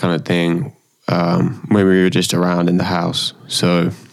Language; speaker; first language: English; native; English